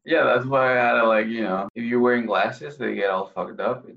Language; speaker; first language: English; non-native, fluent; Spanish